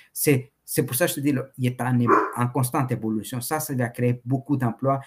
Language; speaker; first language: French; non-native, fluent; Spanish